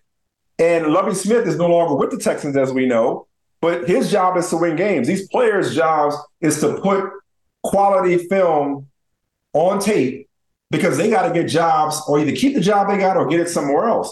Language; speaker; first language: English; native; English